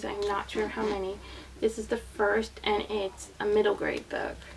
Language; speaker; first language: English; native; English